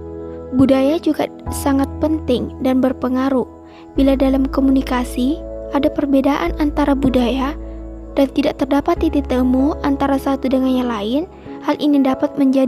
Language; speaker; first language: Indonesian; native; Indonesian